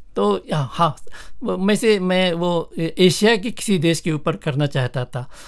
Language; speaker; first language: Hindi; non-native, fluent; Japanese